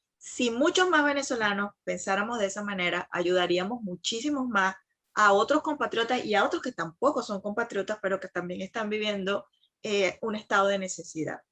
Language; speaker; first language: Spanish; native; Spanish